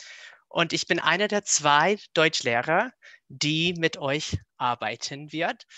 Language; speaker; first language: German; non-native, fluent; English